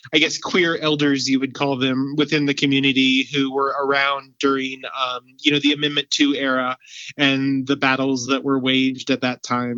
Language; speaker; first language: English; native; English